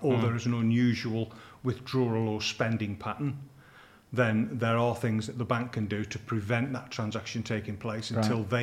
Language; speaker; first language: English; native; English